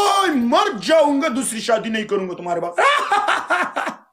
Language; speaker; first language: Hindi; non-native, fluent; Pashto